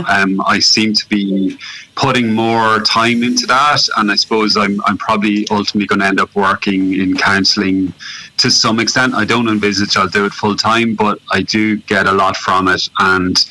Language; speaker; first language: English; native; English